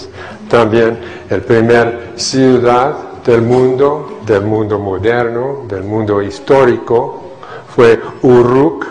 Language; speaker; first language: Spanish; non-native, fluent; English